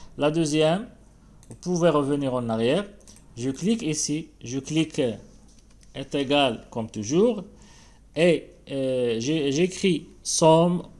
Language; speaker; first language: French; non-native, local second language; Arabic